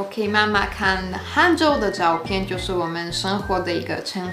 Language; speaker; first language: Chinese; non-native, fluent; Slovak